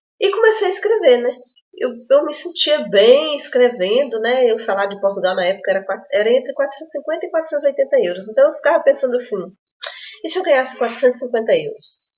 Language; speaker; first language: Portuguese; native; Portuguese